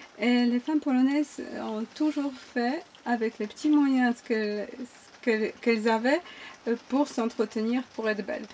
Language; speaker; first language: French; non-native, fluent; Polish